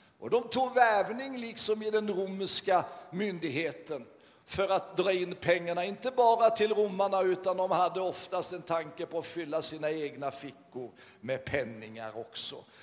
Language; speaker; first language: Swedish; native; Swedish